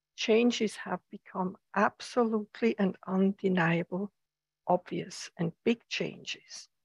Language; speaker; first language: English; non-native, fluent; German